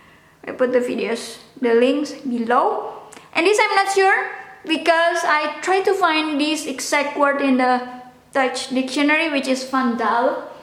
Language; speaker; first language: English; non-native, local second language; Indonesian